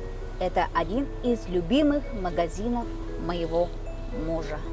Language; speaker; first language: Russian; non-native, local second language; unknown